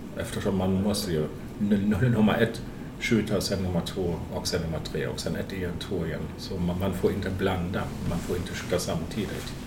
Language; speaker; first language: Swedish; non-native, fluent; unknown